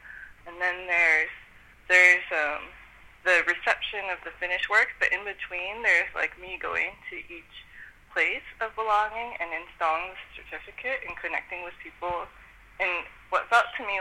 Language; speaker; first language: English; native; English